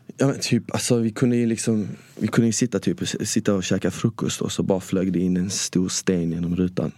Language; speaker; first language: Swedish; early bilingual, other home language; Bosnian